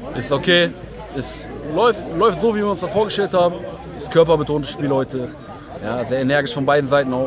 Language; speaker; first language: German; early bilingual, other home language; Turkish